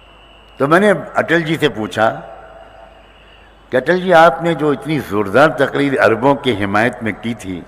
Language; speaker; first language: Urdu; native; Urdu